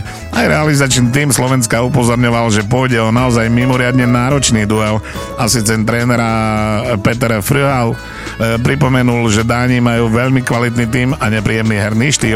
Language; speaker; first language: Slovak; native; Slovak